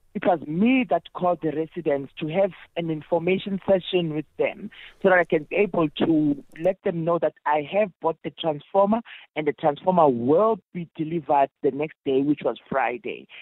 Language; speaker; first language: English; non-native, local second language; Zulu